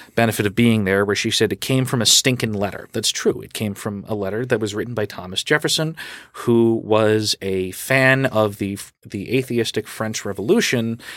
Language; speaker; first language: English; native; English